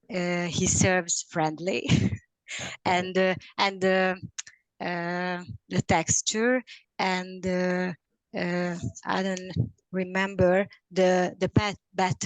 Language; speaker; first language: English; non-native, learner; Hungarian